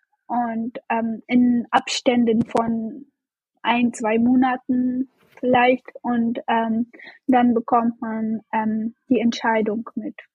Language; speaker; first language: German; non-native, fluent; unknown